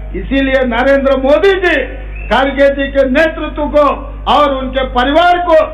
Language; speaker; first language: Hindi; non-native, local second language; Telugu